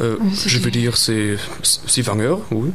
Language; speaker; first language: French; non-native, learner; German